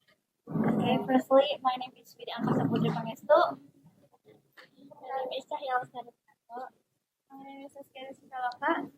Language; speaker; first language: English; non-native, learner; Indonesian